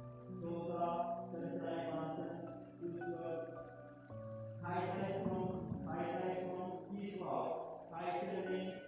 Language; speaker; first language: Vietnamese; non-native, learner; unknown